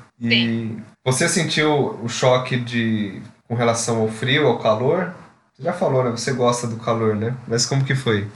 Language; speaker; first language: Portuguese; native; Portuguese